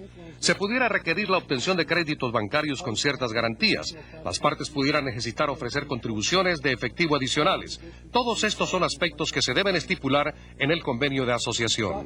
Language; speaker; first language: Spanish; native; Spanish